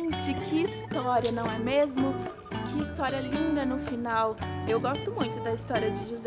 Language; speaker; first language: Portuguese; native; Portuguese